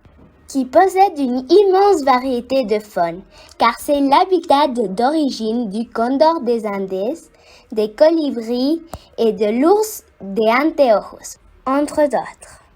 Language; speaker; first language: French; non-native, fluent; Spanish